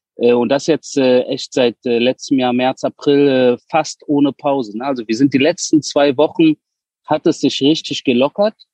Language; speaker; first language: German; early bilingual, other home language; Persian